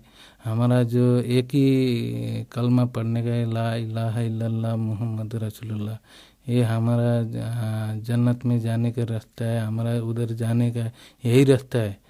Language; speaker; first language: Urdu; non-native, learner; Nepali